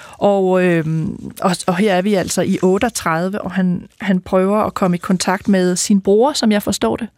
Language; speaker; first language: Danish; native; Danish